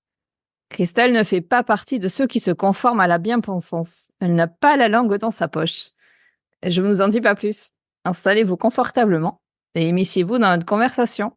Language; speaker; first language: French; native; French